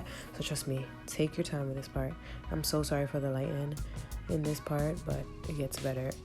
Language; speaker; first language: English; native; English